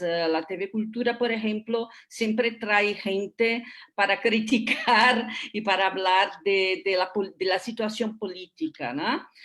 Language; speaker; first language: Spanish; non-native, fluent; Portuguese